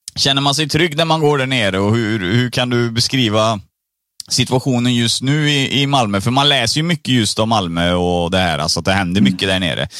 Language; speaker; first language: Swedish; early bilingual, other home language; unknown